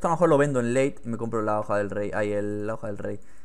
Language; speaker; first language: Spanish; native; Spanish